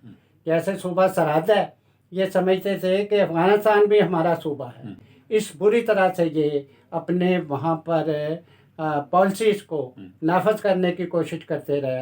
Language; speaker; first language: Urdu; non-native, local second language; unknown